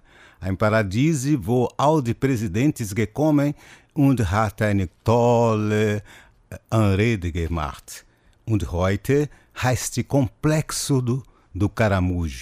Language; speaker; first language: German; non-native, fluent; Portuguese